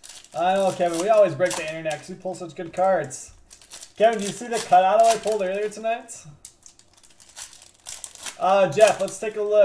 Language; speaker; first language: English; native; English